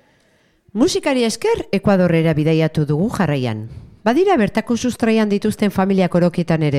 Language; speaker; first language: Basque; native; Basque